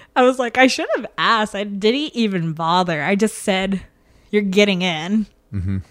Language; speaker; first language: English; native; English